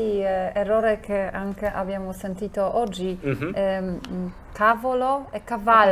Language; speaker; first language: Italian; non-native, learner; Polish